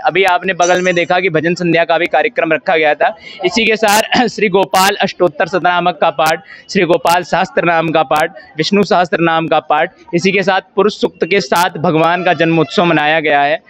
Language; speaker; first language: Hindi; native; Hindi